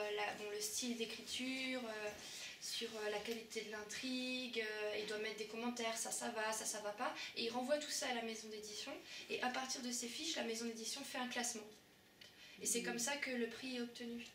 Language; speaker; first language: French; native; French